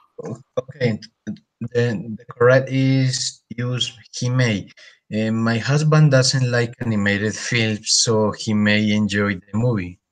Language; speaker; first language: English; non-native, learner; Spanish